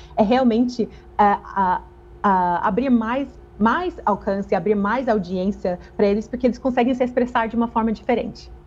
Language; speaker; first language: Portuguese; non-native, fluent; English